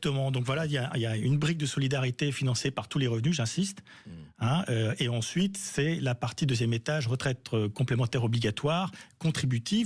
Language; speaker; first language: French; native; French